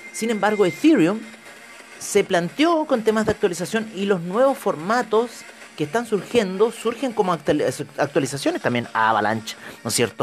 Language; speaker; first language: Spanish; native; Spanish